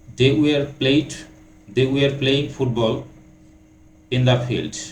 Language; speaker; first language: English; non-native, local second language; Bangla